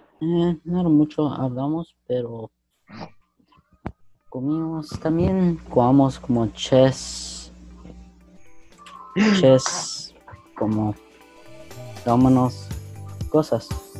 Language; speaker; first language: Spanish; early bilingual, other home language; English